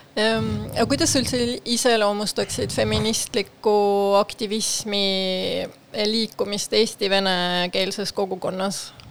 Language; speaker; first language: Estonian; native; Estonian